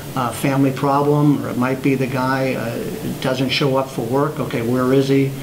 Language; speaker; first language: English; native; English